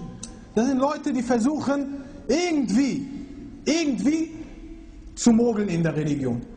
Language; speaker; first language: German; early bilingual, other home language; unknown